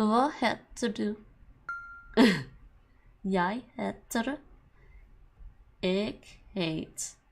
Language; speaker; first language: Norwegian; non-native, learner; English